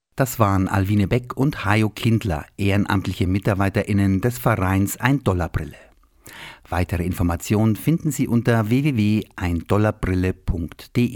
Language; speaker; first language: German; native; German